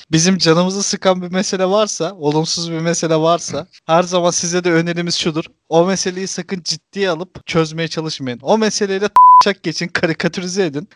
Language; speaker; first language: Turkish; native; Turkish